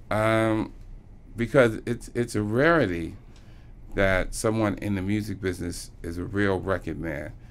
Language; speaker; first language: English; native; English